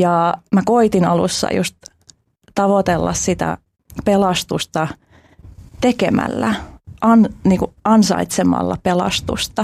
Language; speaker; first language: Finnish; early bilingual, other home language; Albanian